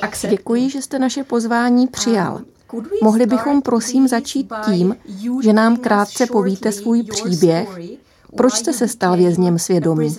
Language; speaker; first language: Czech; native; Czech